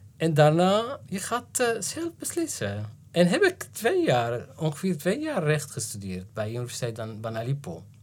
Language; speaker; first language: Dutch; non-native, learner; Arabic